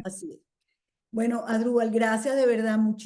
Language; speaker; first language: Spanish; native; Spanish